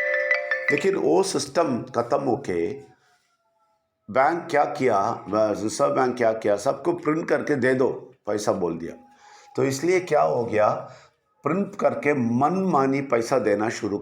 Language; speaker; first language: Hindi; non-native, local second language; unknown